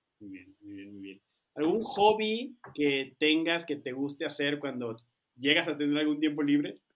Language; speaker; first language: Spanish; native; Spanish